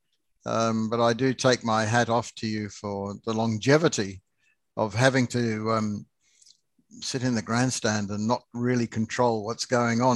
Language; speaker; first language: English; native; English